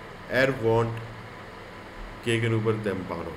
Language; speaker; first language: German; non-native, learner; Hindi